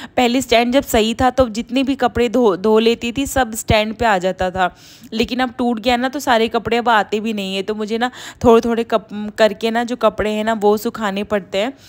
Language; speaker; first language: Hindi; native; Hindi